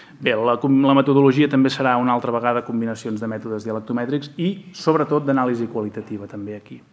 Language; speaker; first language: Catalan; native; Catalan